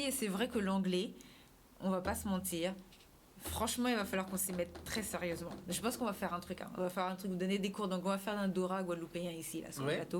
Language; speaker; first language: French; native; French